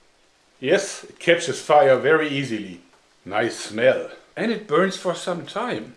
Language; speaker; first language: English; non-native, fluent; German